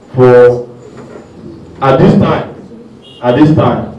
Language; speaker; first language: English; non-native, local second language; Yoruba